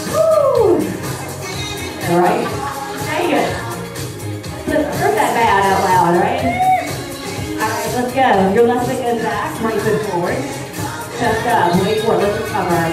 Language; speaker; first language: English; native; English